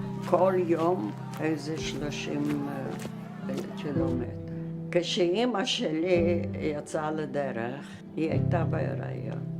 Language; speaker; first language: Hebrew; early bilingual, other home language; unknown